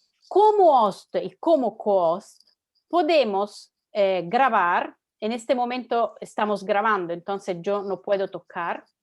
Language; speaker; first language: Spanish; non-native, fluent; Italian